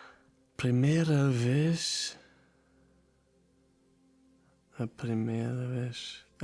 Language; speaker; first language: Portuguese; non-native, learner; German